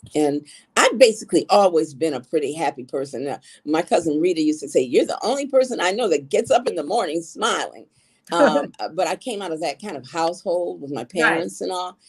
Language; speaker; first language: English; native; English